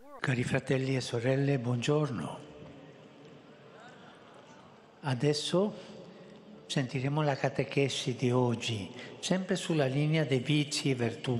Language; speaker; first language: Italian; early bilingual, heritage; Spanish